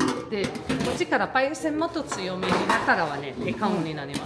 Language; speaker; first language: Japanese; native; Japanese